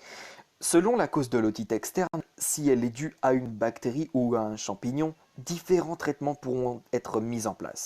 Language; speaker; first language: French; native; French